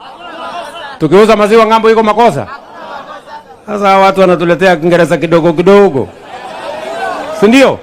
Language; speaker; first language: Swahili; non-native, local second language; Kalenjin